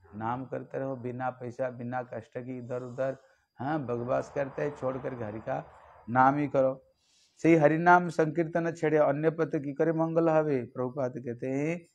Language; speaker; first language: Hindi; non-native, local second language; Bangla